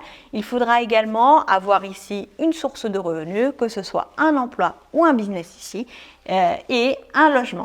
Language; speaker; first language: French; native; French